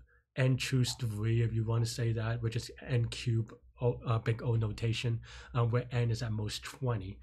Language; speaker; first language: English; native; English